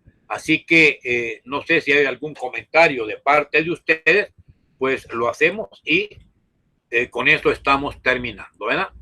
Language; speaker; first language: Spanish; native; Spanish